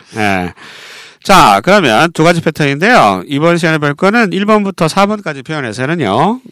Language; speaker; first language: Korean; native; Korean